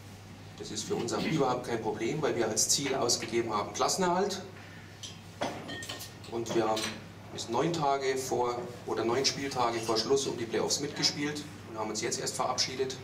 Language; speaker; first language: German; native; German